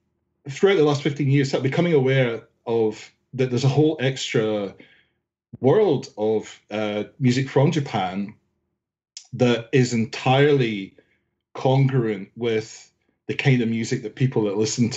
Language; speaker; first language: English; native; English